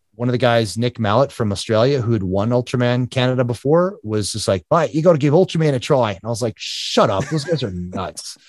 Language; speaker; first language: English; native; English